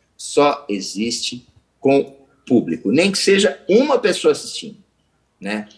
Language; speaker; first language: Portuguese; native; Portuguese